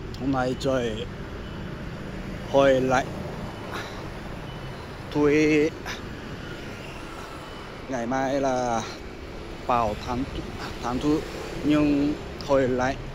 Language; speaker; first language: Vietnamese; non-native, learner; Japanese